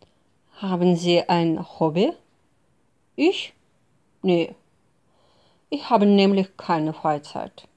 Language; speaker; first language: German; non-native, fluent; Russian